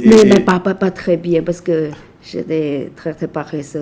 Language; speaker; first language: French; non-native, fluent; Thai